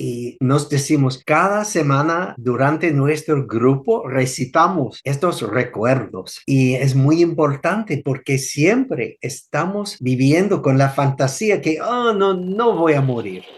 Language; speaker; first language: Spanish; non-native, fluent; English